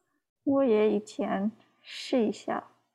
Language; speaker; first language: Chinese; non-native, learner; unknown